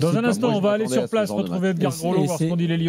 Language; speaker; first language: French; native; French